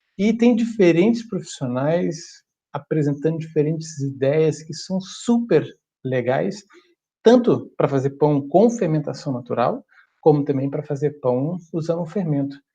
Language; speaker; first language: Portuguese; early bilingual, other home language; German